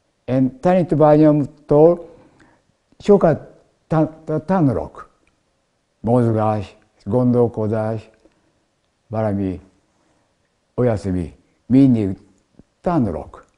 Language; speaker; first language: Hungarian; non-native, learner; Japanese